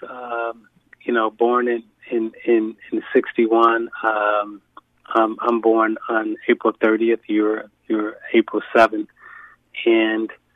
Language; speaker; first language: English; native; English